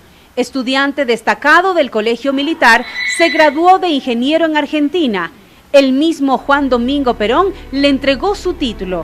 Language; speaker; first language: Spanish; native; Spanish